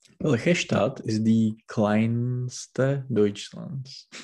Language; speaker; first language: German; non-native, learner; Czech